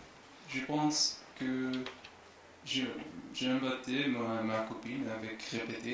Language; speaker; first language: French; non-native, fluent; Dutch